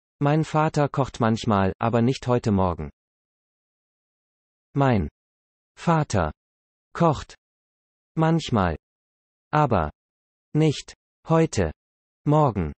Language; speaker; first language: German; non-native, learner; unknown